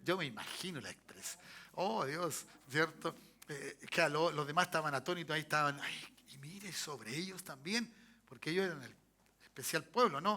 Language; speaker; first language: Spanish; native; Spanish